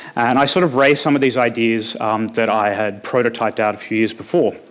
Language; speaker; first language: English; native; English